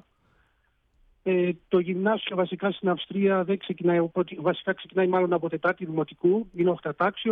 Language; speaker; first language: Greek; early bilingual, heritage; Greek